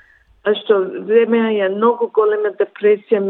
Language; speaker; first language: Macedonian; early bilingual, heritage; Macedonian